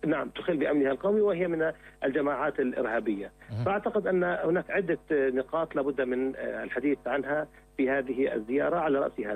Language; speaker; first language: Arabic; native; Arabic